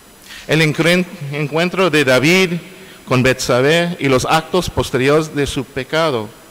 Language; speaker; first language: Spanish; non-native, fluent; English